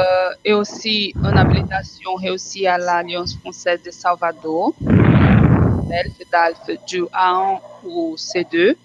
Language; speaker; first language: French; non-native, fluent; Portuguese